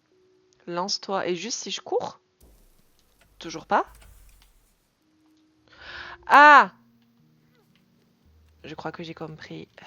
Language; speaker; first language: French; native; French